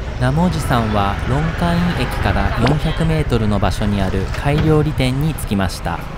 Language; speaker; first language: Japanese; native; Japanese